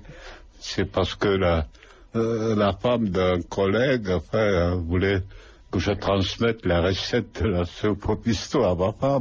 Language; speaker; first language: French; non-native, fluent; Lithuanian